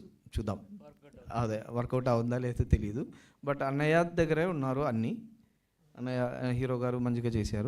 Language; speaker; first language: Telugu; non-native, learner; Malayalam